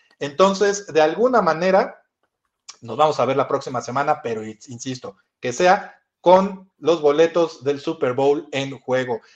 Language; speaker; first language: Spanish; native; Spanish